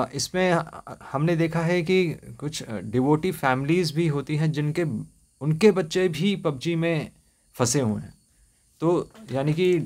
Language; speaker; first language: Hindi; native; Hindi